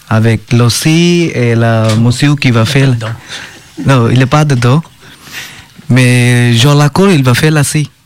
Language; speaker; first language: French; non-native, learner; Bangla